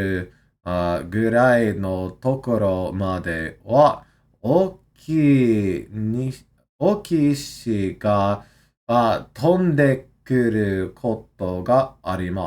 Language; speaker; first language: Japanese; non-native, learner; English